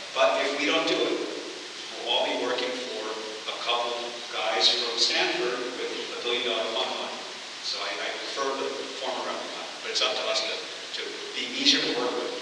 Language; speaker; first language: English; native; English